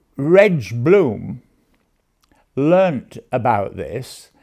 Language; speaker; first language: English; native; English